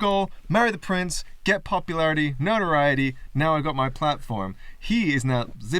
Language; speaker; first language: English; native; English